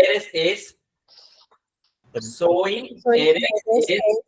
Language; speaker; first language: Spanish; non-native, fluent; Hindi